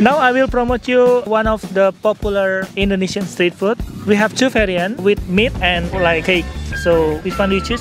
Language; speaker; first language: English; non-native, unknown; Indonesian